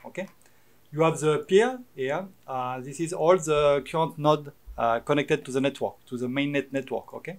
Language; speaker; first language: English; non-native, fluent; French